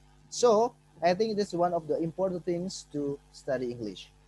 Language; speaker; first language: English; non-native, fluent; Indonesian